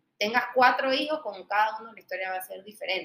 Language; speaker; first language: Spanish; native; Spanish